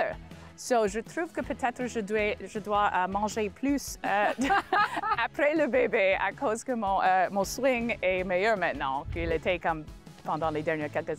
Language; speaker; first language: French; non-native, learner; English